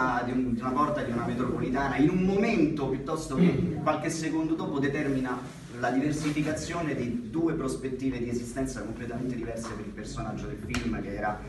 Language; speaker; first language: Italian; native; Italian